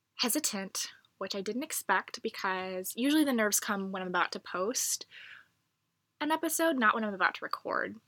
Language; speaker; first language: English; native; English